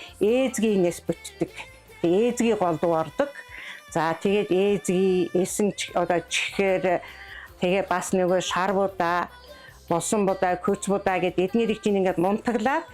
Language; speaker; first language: Mongolian; non-native, local second language; Kazakh